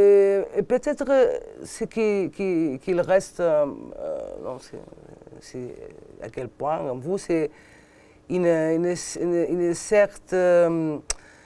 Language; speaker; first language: French; non-native, learner; Catalan